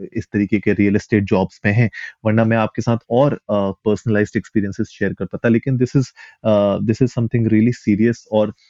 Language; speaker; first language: Hindi; native; Hindi